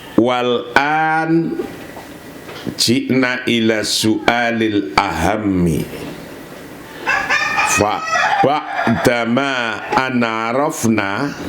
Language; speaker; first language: Arabic; non-native, fluent; Indonesian